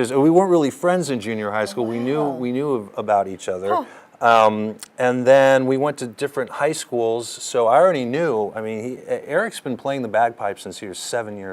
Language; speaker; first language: English; early bilingual, other home language; German